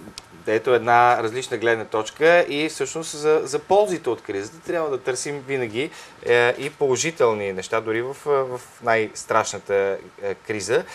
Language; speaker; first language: Bulgarian; native; Bulgarian